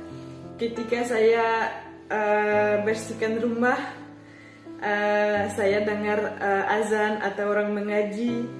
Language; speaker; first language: Indonesian; non-native, fluent; French